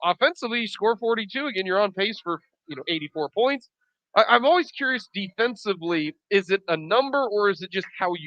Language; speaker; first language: English; native; English